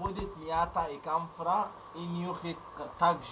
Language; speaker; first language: Russian; non-native, learner; Arabic